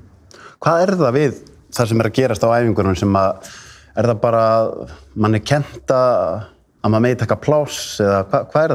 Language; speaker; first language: Icelandic; native; Icelandic